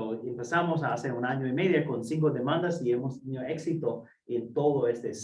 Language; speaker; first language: Spanish; non-native, fluent; English